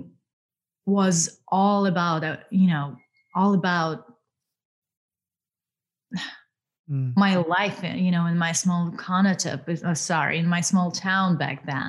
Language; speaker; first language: English; non-native, fluent; Ukrainian